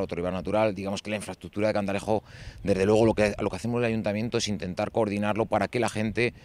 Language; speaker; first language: Spanish; native; Spanish